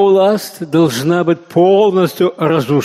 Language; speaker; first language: Russian; native; Russian